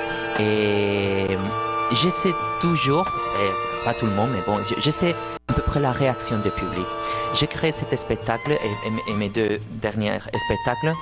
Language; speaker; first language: French; non-native, fluent; Spanish